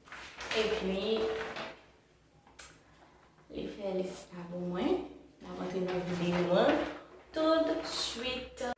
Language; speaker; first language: French; non-native, local second language; Haitian Creole